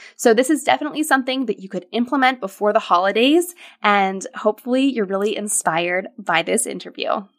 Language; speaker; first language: English; native; English